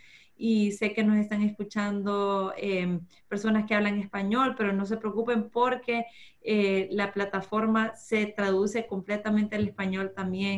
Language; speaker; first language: Spanish; early bilingual, heritage; Spanish